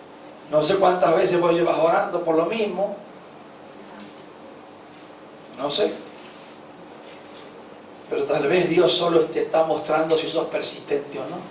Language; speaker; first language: Spanish; native; Spanish